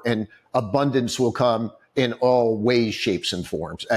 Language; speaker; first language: English; native; English